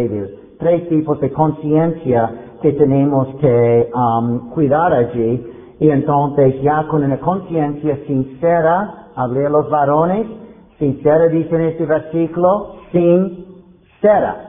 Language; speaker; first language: Spanish; non-native, fluent; English